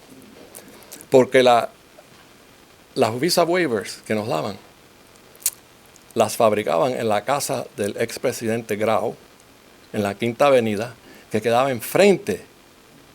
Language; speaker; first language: Spanish; native; Spanish